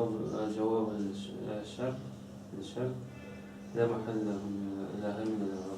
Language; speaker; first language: Arabic; non-native, learner; Chechen